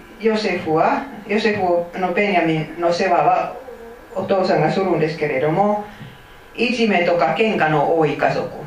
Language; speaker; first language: Japanese; non-native, fluent; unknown